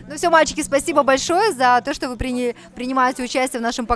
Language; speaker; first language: Russian; native; Russian